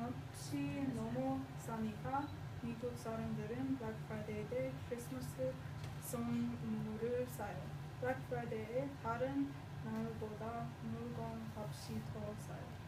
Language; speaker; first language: Korean; non-native, learner; English